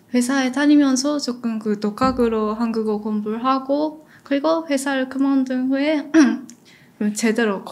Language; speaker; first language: Korean; non-native, fluent; Japanese